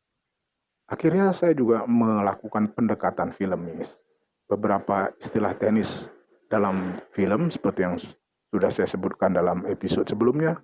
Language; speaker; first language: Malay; non-native, local second language; Achinese